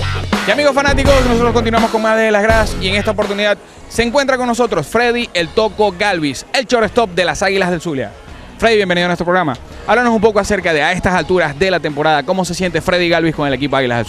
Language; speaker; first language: Spanish; native; Spanish